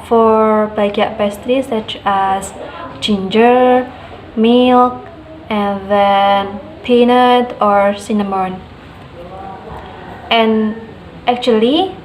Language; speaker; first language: English; non-native, learner; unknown